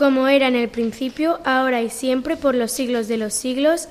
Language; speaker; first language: Spanish; native; Spanish